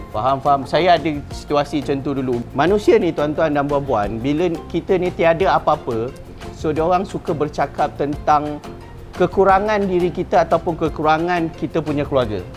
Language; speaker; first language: Malay; native; Malay